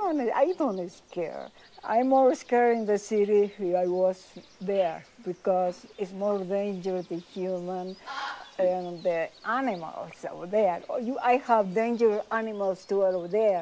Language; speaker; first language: English; non-native, learner; Spanish